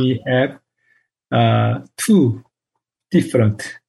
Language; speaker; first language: English; non-native, fluent; Korean